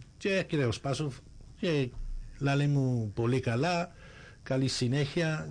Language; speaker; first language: Greek; early bilingual, heritage; Greek